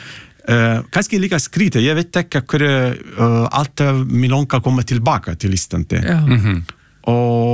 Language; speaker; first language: Icelandic; non-native, learner; Italian